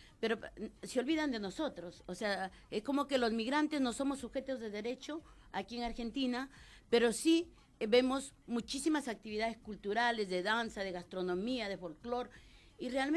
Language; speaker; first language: Spanish; native; Spanish